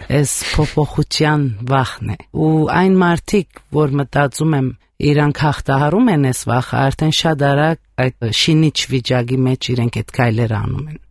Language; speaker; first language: Armenian; early bilingual, heritage; Armenian